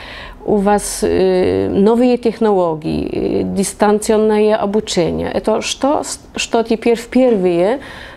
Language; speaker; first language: Russian; non-native, learner; Polish